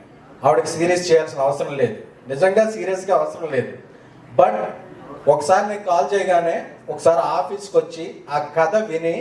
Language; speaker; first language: Telugu; native; Telugu